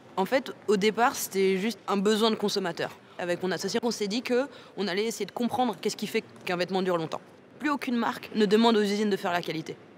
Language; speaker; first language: French; native; French